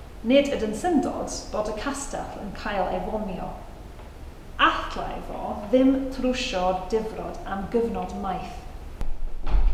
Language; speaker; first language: Welsh; non-native, learner; English